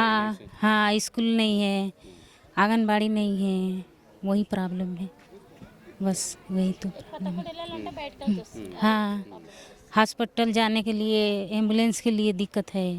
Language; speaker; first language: Hindi; non-native, local second language; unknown